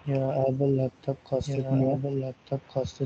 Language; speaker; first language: German; non-native, learner; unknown